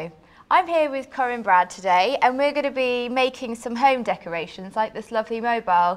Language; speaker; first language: English; native; English